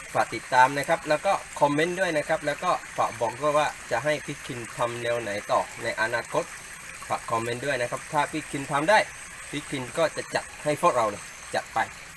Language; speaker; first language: Thai; non-native, local second language; Pattani Malay